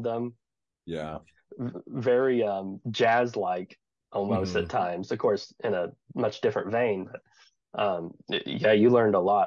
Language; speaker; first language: English; native; English